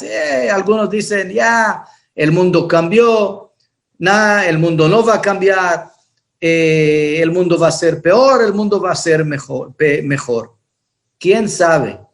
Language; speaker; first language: Spanish; non-native, fluent; Hebrew